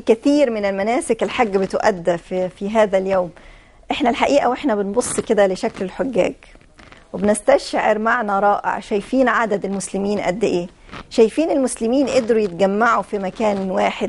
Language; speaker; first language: Arabic; native; Arabic